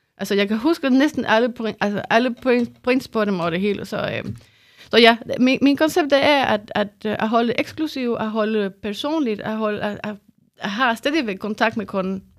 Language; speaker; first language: Danish; non-native, fluent; Spanish